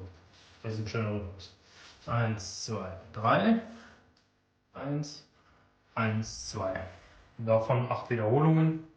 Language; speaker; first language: German; native; German